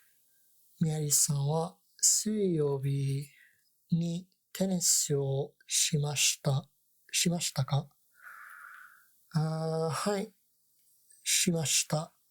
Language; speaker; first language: Japanese; non-native, learner; English